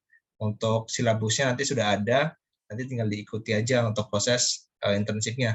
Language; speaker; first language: Indonesian; native; Indonesian